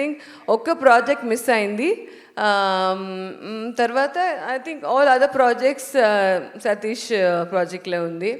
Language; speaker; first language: Telugu; non-native, learner; Tamil